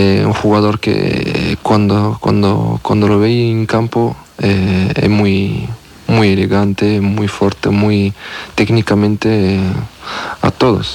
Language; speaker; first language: Spanish; non-native, learner; French